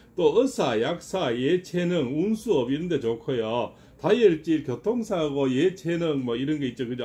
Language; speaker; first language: Korean; native; Korean